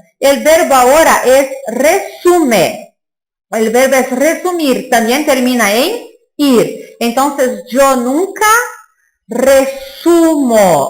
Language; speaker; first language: Spanish; non-native, fluent; Portuguese